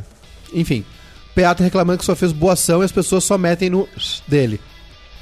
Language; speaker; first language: Portuguese; native; Portuguese